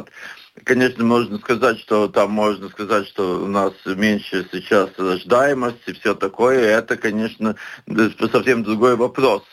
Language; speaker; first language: Russian; non-native, local second language; Latvian